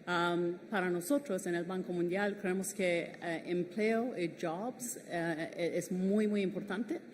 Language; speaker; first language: Spanish; non-native, fluent; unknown